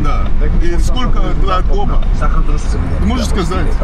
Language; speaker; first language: Russian; non-native, learner; English